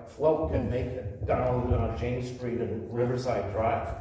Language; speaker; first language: English; native; English